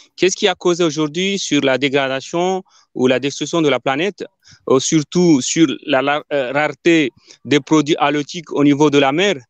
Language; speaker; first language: French; non-native, local second language; Ngazidja Comorian